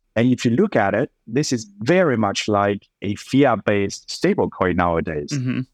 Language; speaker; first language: English; non-native, fluent; Chinese